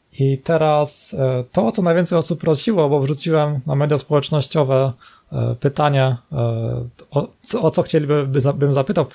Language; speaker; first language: Polish; native; Polish